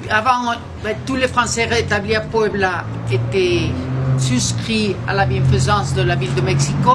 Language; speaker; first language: French; non-native, fluent; Spanish